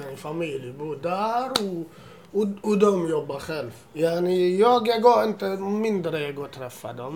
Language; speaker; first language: Swedish; non-native, learner; Assyrian Neo-Aramaic